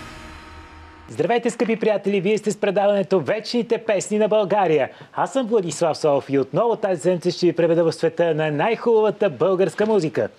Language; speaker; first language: Bulgarian; native; Bulgarian